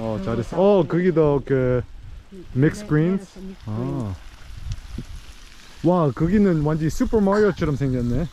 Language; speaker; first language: Korean; early bilingual, heritage; Korean